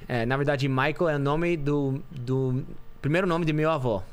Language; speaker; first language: Portuguese; non-native, fluent; English